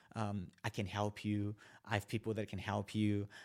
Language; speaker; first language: English; non-native, local second language; Shona